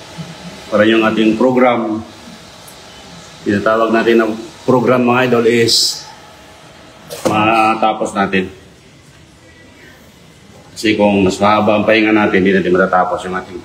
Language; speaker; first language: Filipino; native; Filipino